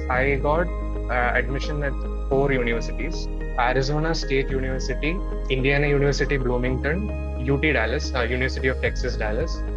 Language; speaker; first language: English; non-native, local second language; Malayalam